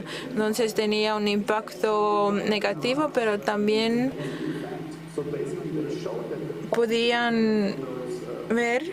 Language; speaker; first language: Spanish; non-native, fluent; German